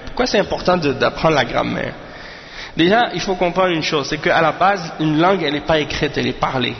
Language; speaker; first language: French; native; French